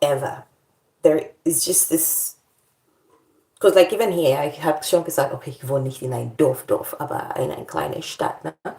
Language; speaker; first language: German; non-native, learner; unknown